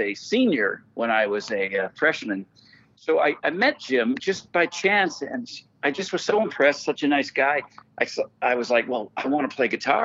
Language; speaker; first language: English; native; English